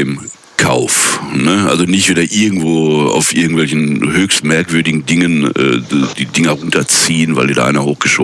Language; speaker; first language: German; native; German